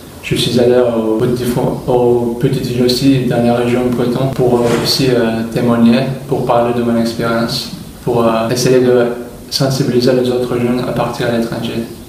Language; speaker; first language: French; non-native, fluent; Turkish